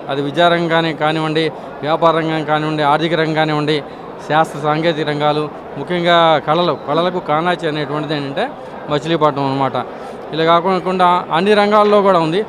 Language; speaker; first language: Telugu; native; Telugu